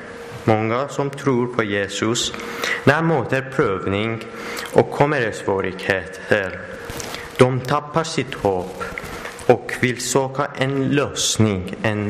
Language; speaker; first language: Swedish; non-native, learner; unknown